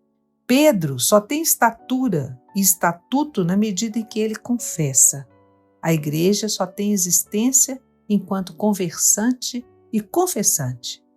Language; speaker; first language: Portuguese; native; Portuguese